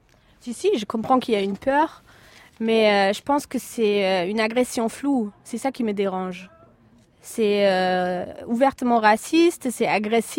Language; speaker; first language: French; non-native, fluent; German